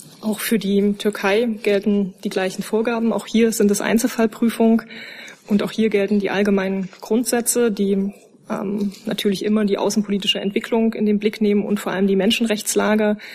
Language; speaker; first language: German; native; German